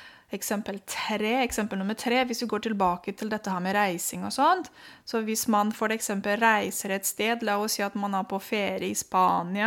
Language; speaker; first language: Norwegian; non-native, fluent; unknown